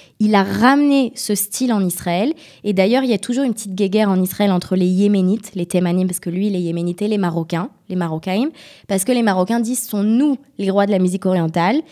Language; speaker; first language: French; native; French